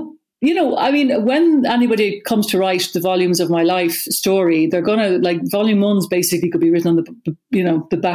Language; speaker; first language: English; native; English